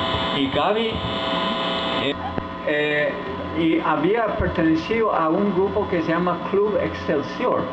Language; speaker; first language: Spanish; non-native, fluent; English